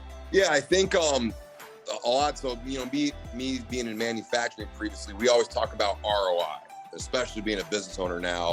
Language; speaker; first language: English; native; English